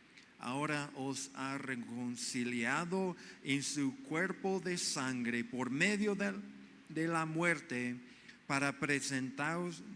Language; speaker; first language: Spanish; non-native, fluent; English